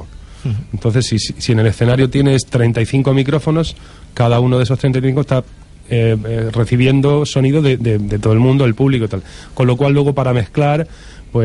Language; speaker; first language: Spanish; native; Spanish